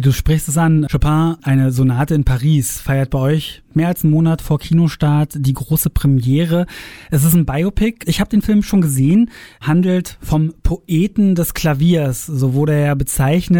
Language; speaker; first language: German; native; German